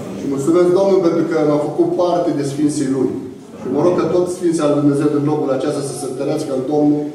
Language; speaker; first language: Romanian; non-native, fluent; Arabic